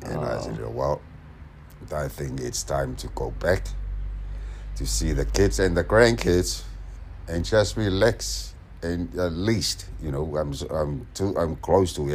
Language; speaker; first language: English; non-native, fluent; Samoan